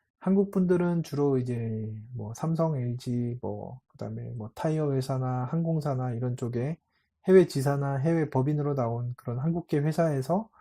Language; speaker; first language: Korean; native; Korean